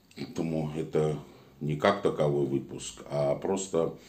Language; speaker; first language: Russian; native; Russian